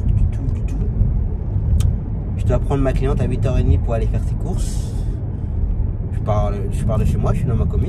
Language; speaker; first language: French; native; French